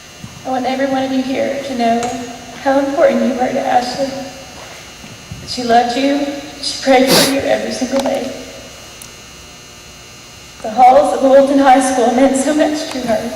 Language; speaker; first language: English; native; English